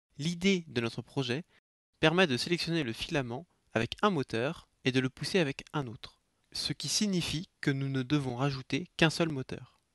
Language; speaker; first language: French; native; French